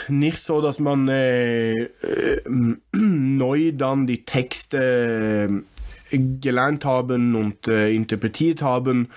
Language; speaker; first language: German; non-native, fluent; English